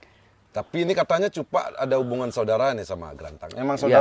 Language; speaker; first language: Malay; non-native, local second language; Balinese